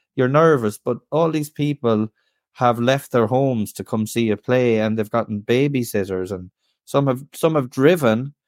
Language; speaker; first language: English; native; English